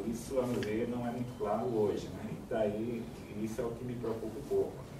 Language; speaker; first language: Portuguese; native; Portuguese